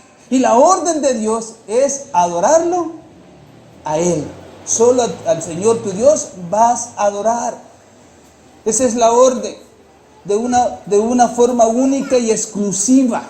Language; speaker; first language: Spanish; native; Spanish